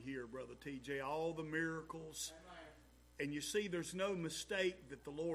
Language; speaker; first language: English; native; English